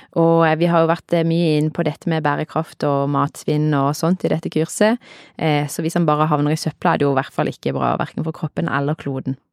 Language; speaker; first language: Norwegian; native; Norwegian